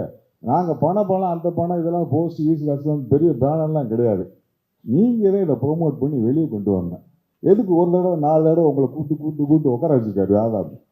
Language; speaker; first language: Tamil; native; Tamil